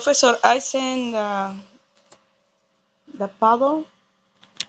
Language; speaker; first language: English; non-native, learner; Spanish